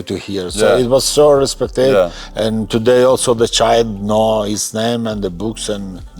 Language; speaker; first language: English; non-native, learner; Albanian